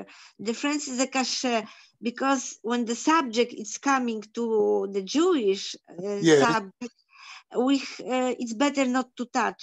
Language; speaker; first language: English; non-native, learner; Polish